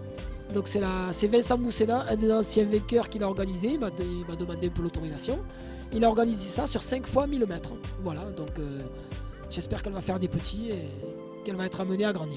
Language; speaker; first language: French; native; French